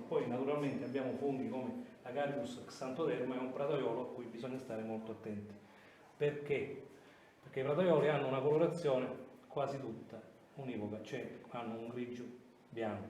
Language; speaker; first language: Italian; native; Italian